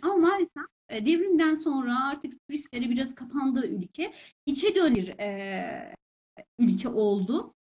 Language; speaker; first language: Turkish; non-native, fluent; Persian